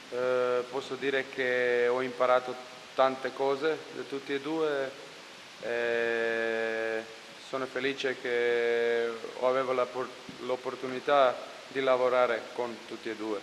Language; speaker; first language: Italian; non-native, fluent; Croatian